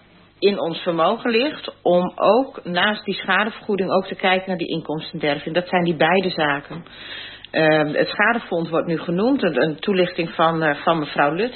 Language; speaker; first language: Dutch; native; Dutch